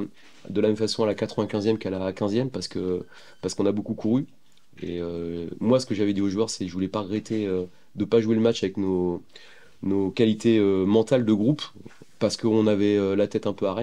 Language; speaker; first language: French; native; French